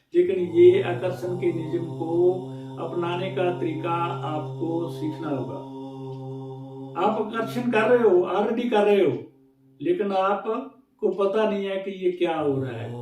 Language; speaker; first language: Hindi; non-native, local second language; Punjabi